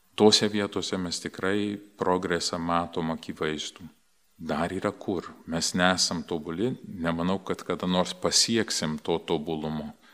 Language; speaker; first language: Lithuanian; early bilingual, heritage; Lithuanian